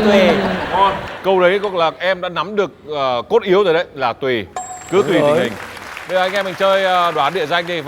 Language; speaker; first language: Vietnamese; native; Vietnamese